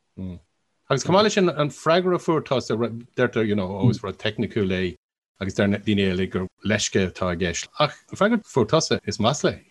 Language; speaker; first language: Irish; non-native, local second language; English